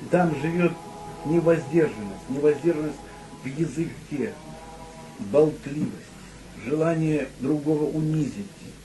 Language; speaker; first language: Russian; native; Russian